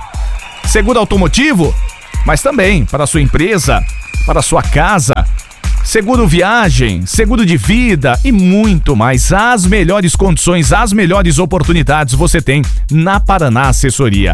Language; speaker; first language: Portuguese; native; Portuguese